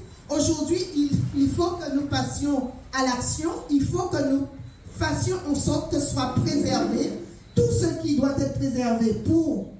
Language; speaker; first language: French; native; French